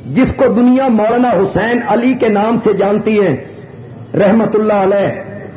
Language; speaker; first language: Urdu; non-native, local second language; Punjabi